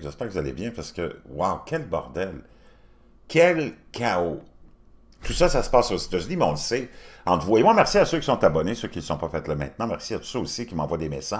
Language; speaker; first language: French; native; French